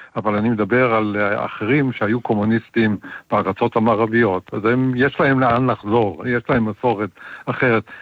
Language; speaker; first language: Hebrew; native; Hebrew